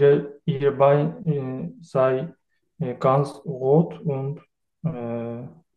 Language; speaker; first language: German; non-native, learner; Turkish